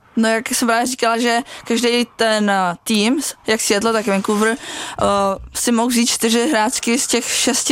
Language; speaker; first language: Czech; native; Czech